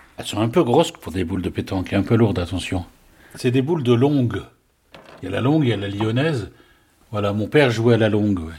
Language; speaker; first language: French; native; French